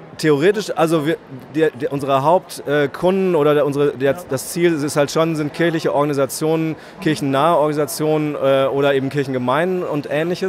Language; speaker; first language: German; native; German